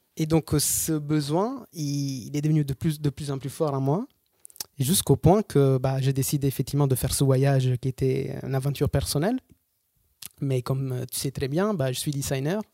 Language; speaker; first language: French; non-native, fluent; Italian